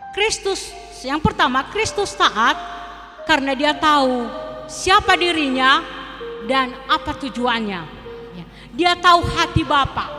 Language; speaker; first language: Indonesian; non-native, local second language; Nias